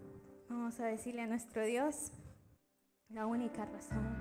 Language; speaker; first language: Spanish; native; Spanish